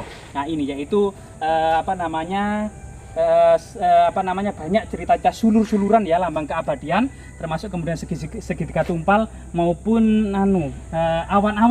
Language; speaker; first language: Indonesian; native; Indonesian